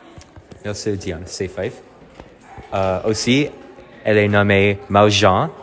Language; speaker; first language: French; non-native, learner; English